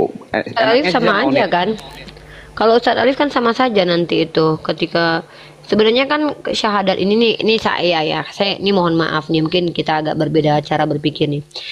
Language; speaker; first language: Indonesian; native; Indonesian